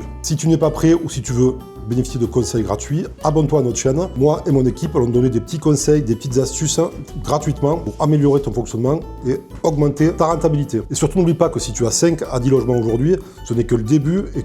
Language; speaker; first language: French; native; French